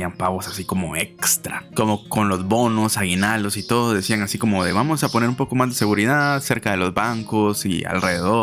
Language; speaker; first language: Spanish; native; Spanish